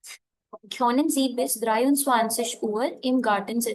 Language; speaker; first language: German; non-native, fluent; Hindi